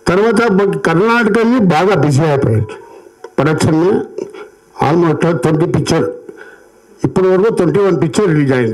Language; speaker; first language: Telugu; non-native, learner; Kannada